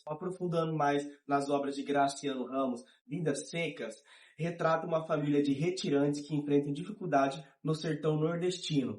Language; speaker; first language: Portuguese; native; Portuguese